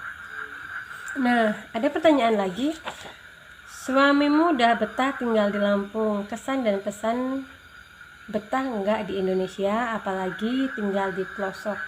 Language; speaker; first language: Indonesian; native; Indonesian